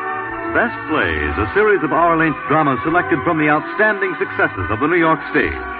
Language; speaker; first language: English; native; English